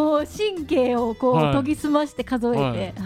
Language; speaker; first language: Japanese; native; Japanese